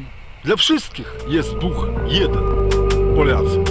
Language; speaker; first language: Polish; non-native, fluent; Ukrainian